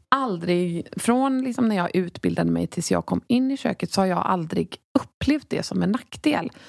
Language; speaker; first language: Swedish; native; Swedish